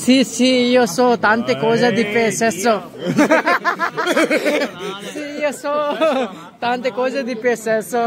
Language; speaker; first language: Italian; non-native, learner; Hindi